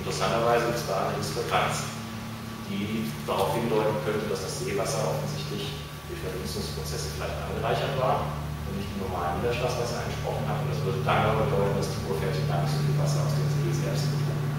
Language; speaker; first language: German; native; German